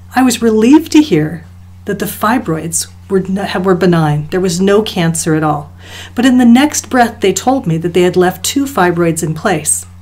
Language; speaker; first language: English; native; English